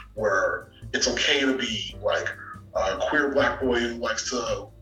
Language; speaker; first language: English; native; English